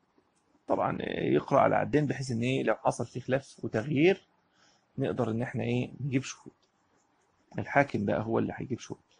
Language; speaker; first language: Arabic; native; Arabic